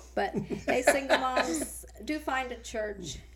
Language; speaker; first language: English; native; English